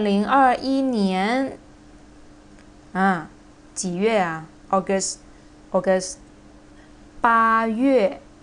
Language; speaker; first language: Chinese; non-native, fluent; Thai